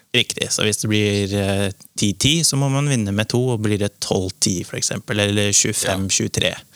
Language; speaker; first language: Norwegian; non-native, fluent; Dutch